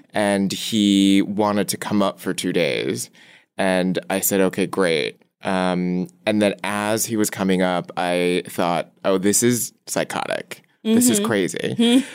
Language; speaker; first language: English; early bilingual, other home language; Korean